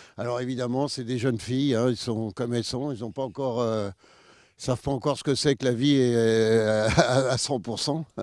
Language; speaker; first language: French; native; French